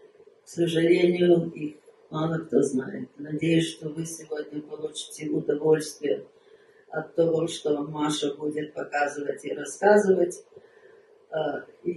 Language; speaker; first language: Russian; early bilingual, heritage; Russian